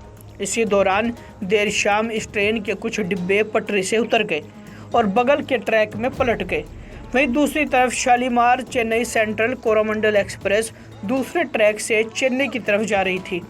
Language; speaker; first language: Hindi; native; Hindi